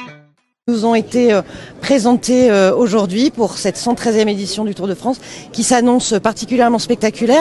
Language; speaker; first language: French; native; French